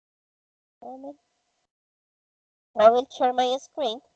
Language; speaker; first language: English; non-native, fluent; Spanish